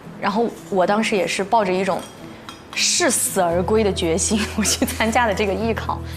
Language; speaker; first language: Chinese; native; Chinese